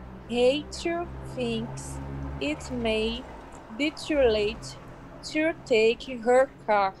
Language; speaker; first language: English; non-native, learner; Portuguese